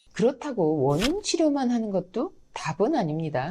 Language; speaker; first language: Korean; native; Korean